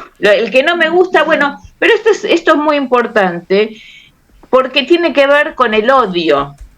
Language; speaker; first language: Spanish; native; Spanish